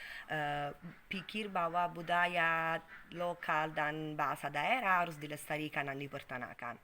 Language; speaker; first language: Indonesian; non-native, fluent; Italian